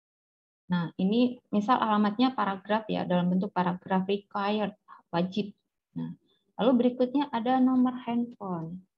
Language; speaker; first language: Indonesian; native; Indonesian